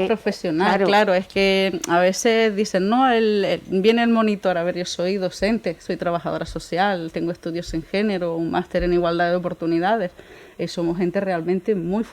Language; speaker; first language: Spanish; native; Spanish